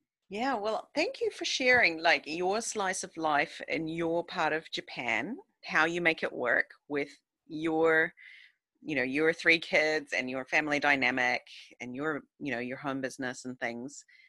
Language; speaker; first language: English; native; English